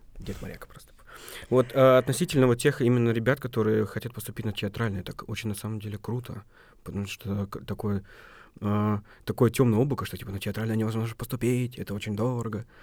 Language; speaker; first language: Russian; native; Russian